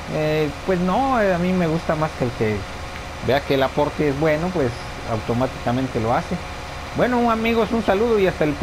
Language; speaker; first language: Spanish; native; Spanish